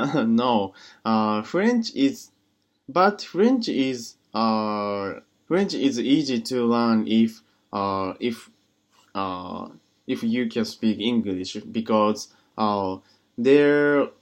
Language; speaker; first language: English; non-native, learner; Japanese